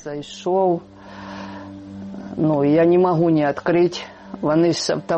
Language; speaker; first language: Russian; non-native, local second language; Ukrainian